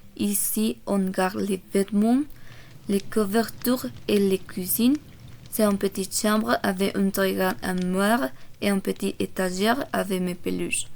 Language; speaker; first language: French; non-native, learner; Korean